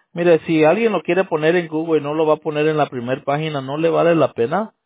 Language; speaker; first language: Spanish; early bilingual, heritage; Spanish